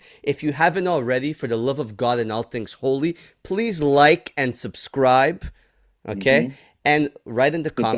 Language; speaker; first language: English; native; English